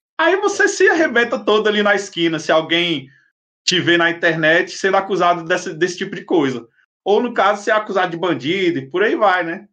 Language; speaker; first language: Portuguese; native; Portuguese